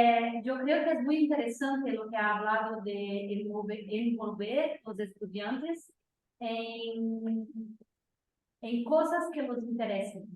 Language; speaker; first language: Spanish; non-native, fluent; Portuguese